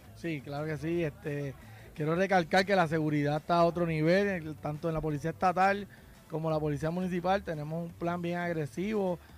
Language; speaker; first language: Spanish; native; Spanish